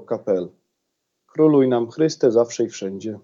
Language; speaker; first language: Polish; native; Polish